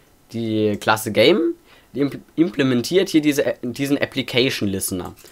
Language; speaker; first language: German; native; German